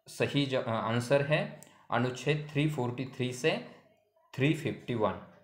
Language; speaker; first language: Hindi; non-native, local second language; Marathi